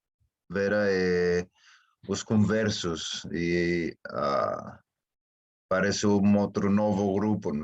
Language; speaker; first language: Portuguese; non-native, fluent; Spanish